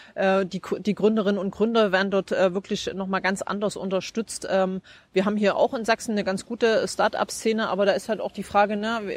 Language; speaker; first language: German; native; German